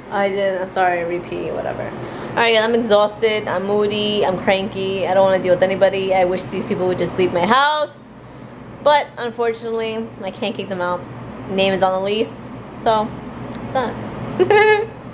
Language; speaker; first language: English; early bilingual, other home language; Spanish